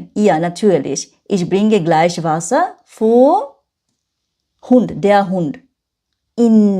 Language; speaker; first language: German; non-native, learner; Bangla